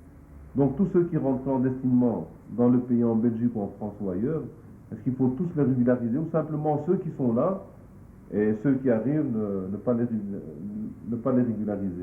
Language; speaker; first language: French; native; French